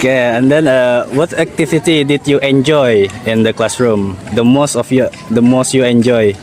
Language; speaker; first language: English; non-native, learner; Indonesian